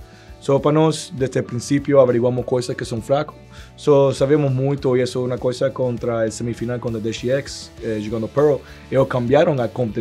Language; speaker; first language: Portuguese; non-native, learner; Spanish